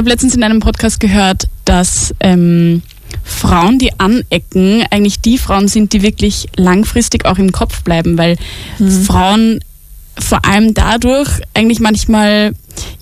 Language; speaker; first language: German; native; German